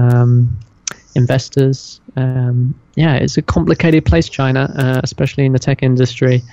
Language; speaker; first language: English; native; English